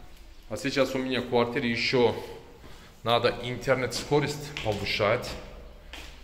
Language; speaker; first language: Russian; non-native, learner; Turkish